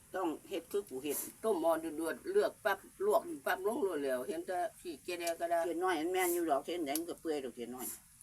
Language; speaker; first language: Thai; native; Thai